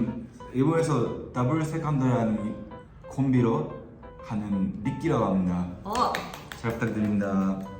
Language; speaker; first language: Korean; non-native, fluent; Japanese